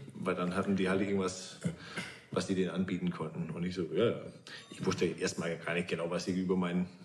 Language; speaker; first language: German; non-native, fluent; Danish